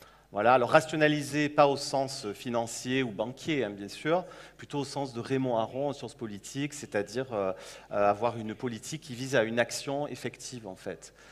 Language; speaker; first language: French; native; French